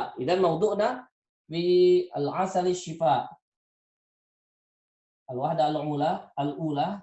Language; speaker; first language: Arabic; non-native, fluent; Indonesian